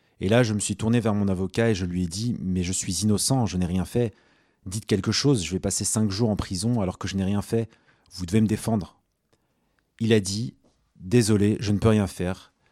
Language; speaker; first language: French; early bilingual, other home language; Arabic